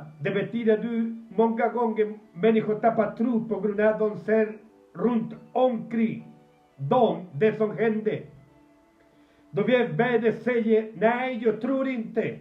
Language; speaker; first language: Swedish; non-native, fluent; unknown